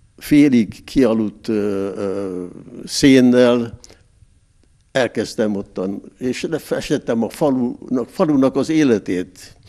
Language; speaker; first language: Hungarian; native; Hungarian